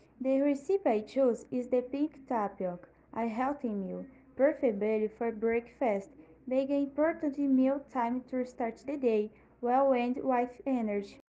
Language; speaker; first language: English; non-native, learner; Portuguese